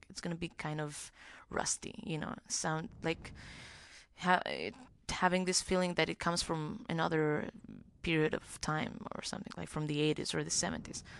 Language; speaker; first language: English; non-native, fluent; Greek